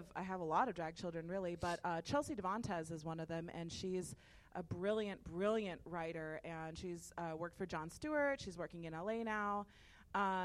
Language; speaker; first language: English; native; English